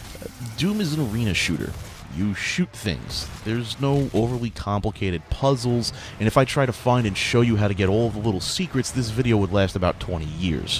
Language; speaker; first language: English; native; English